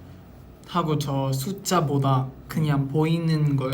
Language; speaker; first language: Korean; non-native, local second language; Filipino